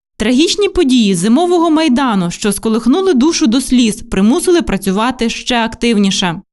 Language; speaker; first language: Ukrainian; native; Ukrainian